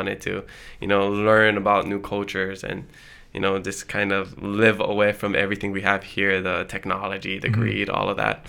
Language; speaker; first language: English; early bilingual, other home language; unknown